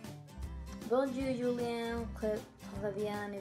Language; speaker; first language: French; non-native, learner; Spanish